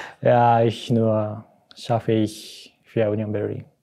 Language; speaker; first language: German; non-native, learner; Japanese